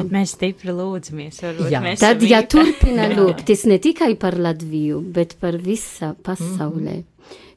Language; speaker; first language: Latvian; non-native, fluent; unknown